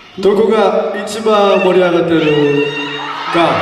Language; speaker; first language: Japanese; non-native, learner; Korean